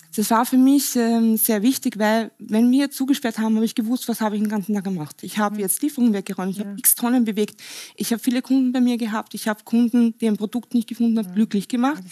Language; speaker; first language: German; native; German